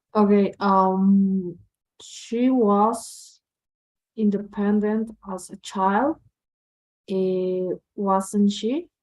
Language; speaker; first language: English; non-native, learner; Spanish